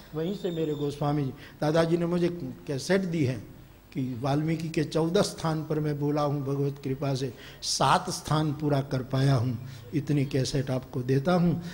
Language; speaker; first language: Hindi; non-native, local second language; Gujarati